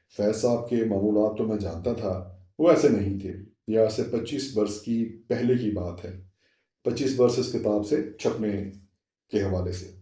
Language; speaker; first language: Urdu; non-native, local second language; Saraiki